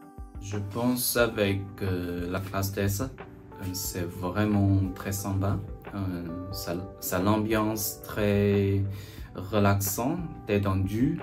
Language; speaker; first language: French; non-native, learner; Chinese